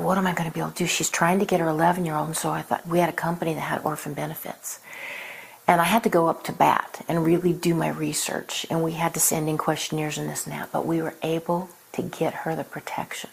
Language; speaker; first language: English; native; English